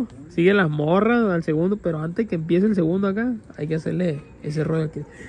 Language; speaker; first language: Spanish; native; Spanish